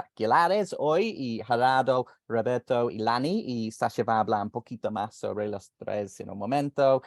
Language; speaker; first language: Spanish; non-native, fluent; English